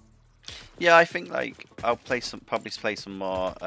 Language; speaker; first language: English; native; English